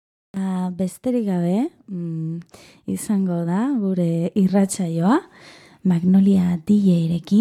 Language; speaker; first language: Basque; non-native, learner; Spanish